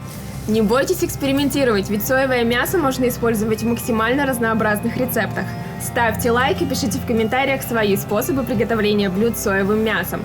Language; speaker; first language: Russian; native; Russian